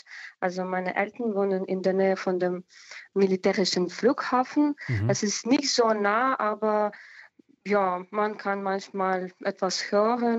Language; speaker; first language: German; non-native, fluent; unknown